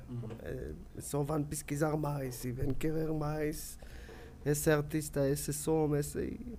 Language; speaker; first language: Portuguese; non-native, learner; Hebrew